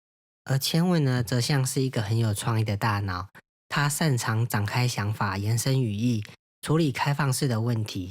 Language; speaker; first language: Chinese; native; Chinese